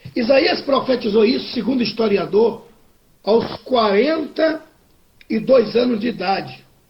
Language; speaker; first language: Portuguese; native; Portuguese